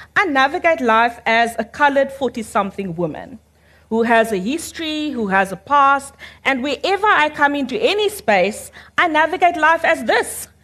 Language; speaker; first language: English; early bilingual, other home language; Afrikaans